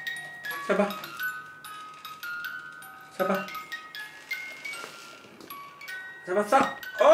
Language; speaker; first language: Vietnamese; non-native, learner; Korean